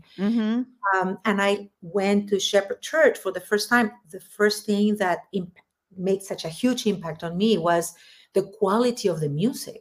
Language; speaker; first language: English; non-native, fluent; Spanish